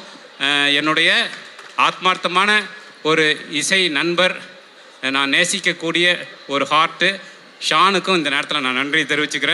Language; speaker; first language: Tamil; native; Tamil